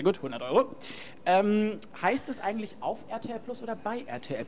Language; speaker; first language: German; native; German